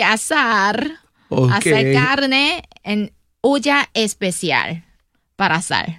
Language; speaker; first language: Spanish; non-native, learner; Korean